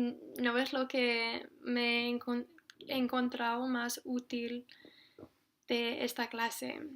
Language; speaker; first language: Spanish; non-native, fluent; English